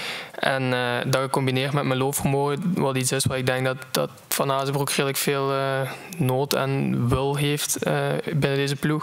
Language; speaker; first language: Dutch; native; Dutch